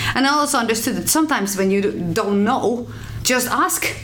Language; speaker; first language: English; non-native, fluent; Finnish